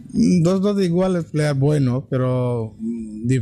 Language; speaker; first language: Spanish; non-native, learner; Bangla